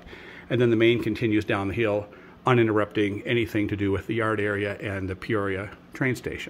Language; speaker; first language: English; native; English